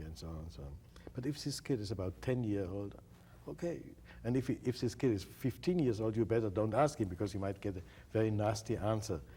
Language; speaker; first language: English; non-native, fluent; German